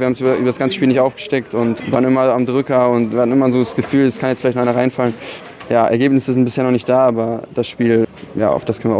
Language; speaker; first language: German; native; German